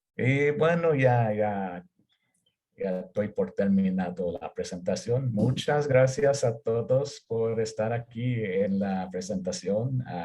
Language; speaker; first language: Spanish; early bilingual, heritage; Spanish